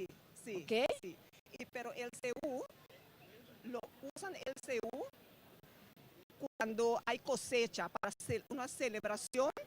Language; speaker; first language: Spanish; non-native, fluent; Papiamento